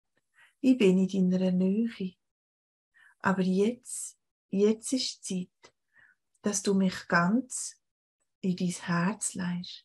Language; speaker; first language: German; native; German